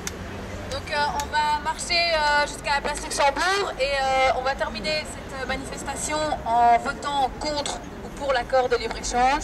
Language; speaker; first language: French; native; French